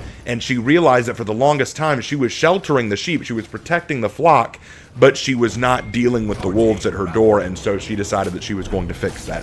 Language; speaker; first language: English; native; English